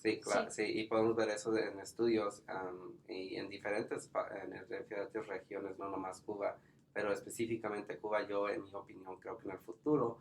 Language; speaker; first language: Spanish; early bilingual, heritage; English